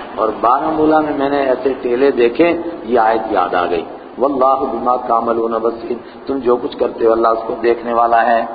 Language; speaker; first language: Urdu; non-native, local second language; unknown